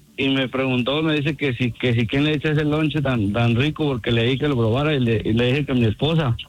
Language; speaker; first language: Spanish; native; Spanish